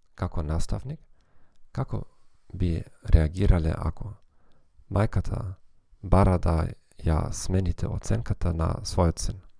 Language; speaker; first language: Macedonian; non-native, fluent; German